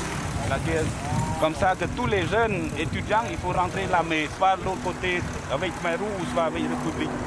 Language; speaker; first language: French; non-native, learner; Khmer